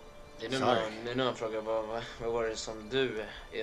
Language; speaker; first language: Swedish; native; Swedish